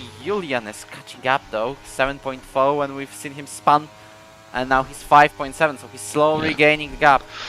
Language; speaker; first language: English; non-native, fluent; Polish